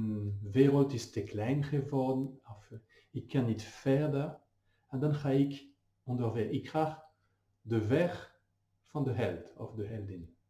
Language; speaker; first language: Dutch; non-native, fluent; French